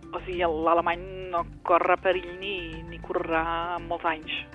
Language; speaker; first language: Catalan; non-native, fluent; German